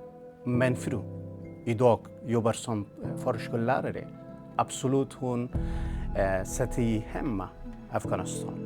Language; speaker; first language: Swedish; non-native, learner; Persian